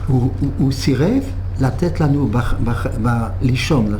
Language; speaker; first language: Hebrew; non-native, fluent; French